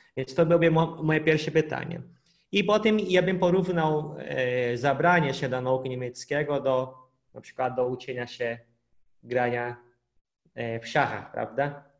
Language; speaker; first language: Polish; non-native, fluent; Portuguese